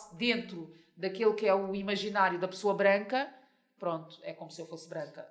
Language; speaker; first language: Portuguese; native; Portuguese